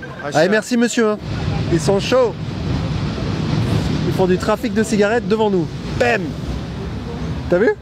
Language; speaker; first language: French; native; French